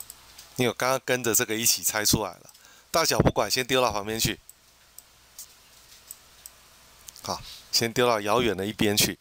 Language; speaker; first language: Chinese; native; Chinese